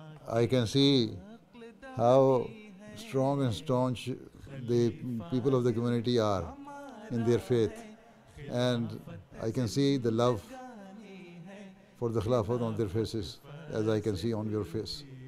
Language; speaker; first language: English; non-native, local second language; Urdu